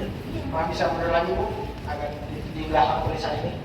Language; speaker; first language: Indonesian; native; Indonesian